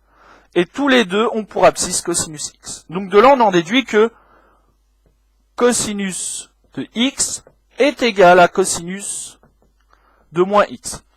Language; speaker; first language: French; native; French